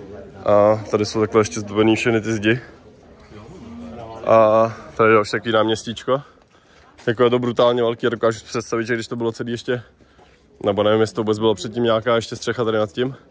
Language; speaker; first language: Czech; native; Czech